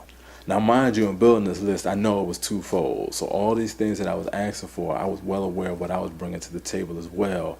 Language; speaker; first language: English; native; English